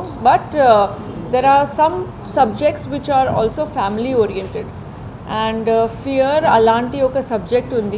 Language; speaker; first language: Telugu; non-native, fluent; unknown